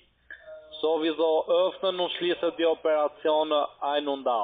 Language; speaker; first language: German; non-native, learner; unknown